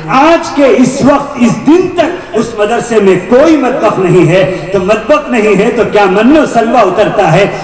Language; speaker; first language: Urdu; non-native, local second language; Tamil